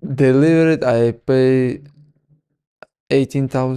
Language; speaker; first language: English; non-native, learner; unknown